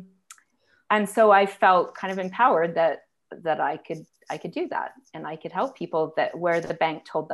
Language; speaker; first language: English; native; English